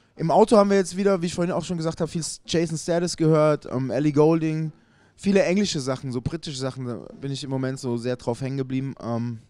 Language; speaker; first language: German; native; German